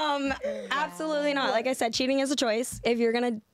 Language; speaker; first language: English; native; English